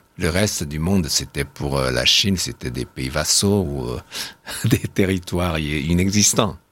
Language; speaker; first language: French; non-native, fluent; Chinese